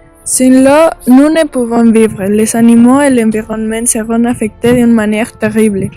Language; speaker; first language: French; non-native, learner; Spanish